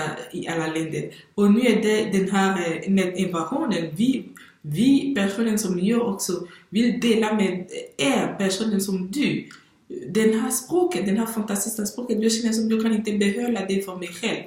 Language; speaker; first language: Swedish; non-native, fluent; French